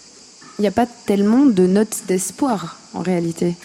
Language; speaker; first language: French; native; French